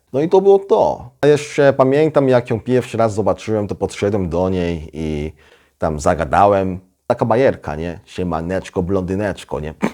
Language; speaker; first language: Polish; non-native, fluent; Korean